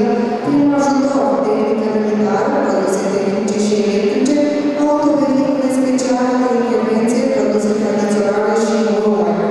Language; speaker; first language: Romanian; native; Romanian